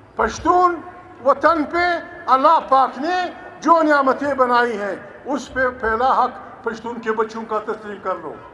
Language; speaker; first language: Urdu; non-native, local second language; Pashto